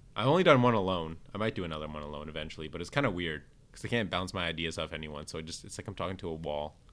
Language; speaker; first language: English; native; English